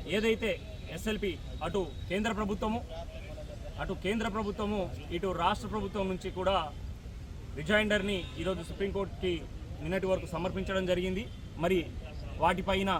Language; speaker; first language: Telugu; non-native, local second language; Lambadi